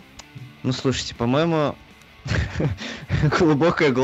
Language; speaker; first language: Russian; native; Russian